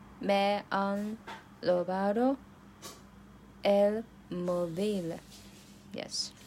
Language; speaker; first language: Spanish; non-native, learner; Chinese